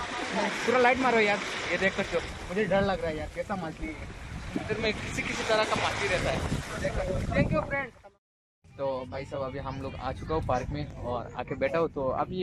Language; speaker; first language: Hindi; non-native, local second language; Bangla